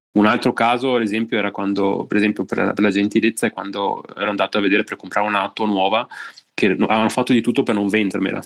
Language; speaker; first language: Italian; native; Italian